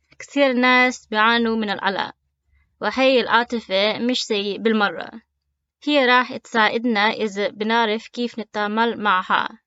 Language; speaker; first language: Arabic; early bilingual, heritage; Arabic